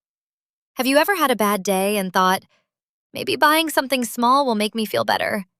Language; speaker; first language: English; native; English